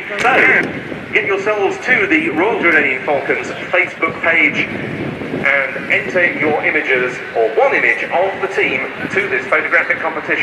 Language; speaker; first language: English; native; English